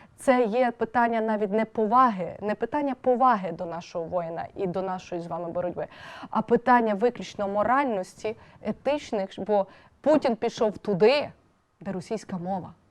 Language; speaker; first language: Ukrainian; native; Ukrainian